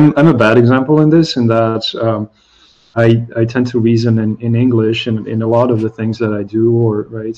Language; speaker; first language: English; non-native, fluent; Slovak